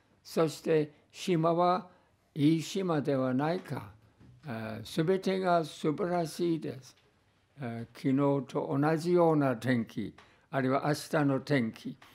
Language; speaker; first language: Japanese; non-native, fluent; English